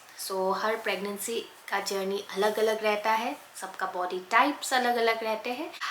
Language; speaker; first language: Hindi; non-native, local second language; Assamese